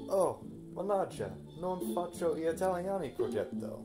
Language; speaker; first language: Italian; non-native, learner; English